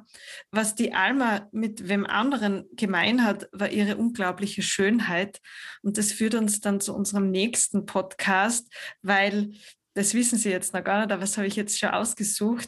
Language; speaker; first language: German; native; German